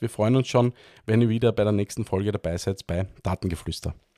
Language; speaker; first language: German; native; German